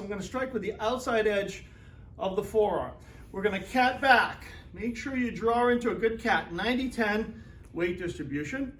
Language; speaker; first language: English; native; English